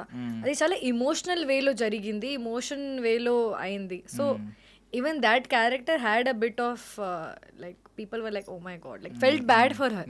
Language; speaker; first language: Telugu; non-native, learner; Hindi